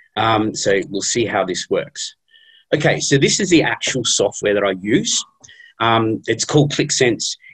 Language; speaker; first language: English; native; English